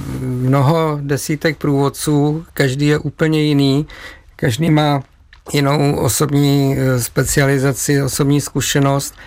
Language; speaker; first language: Czech; native; Czech